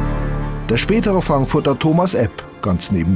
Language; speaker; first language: German; native; German